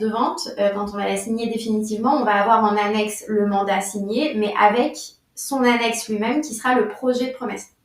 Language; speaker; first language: French; native; French